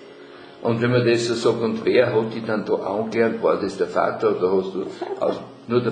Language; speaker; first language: German; native; German